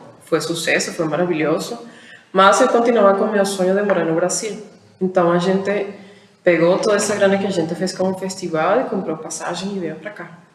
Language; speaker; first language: Portuguese; non-native, fluent; Spanish